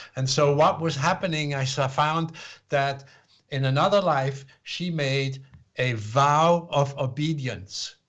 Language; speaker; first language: English; non-native, fluent; Swiss German